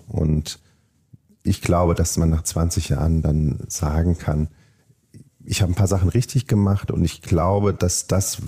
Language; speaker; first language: German; native; German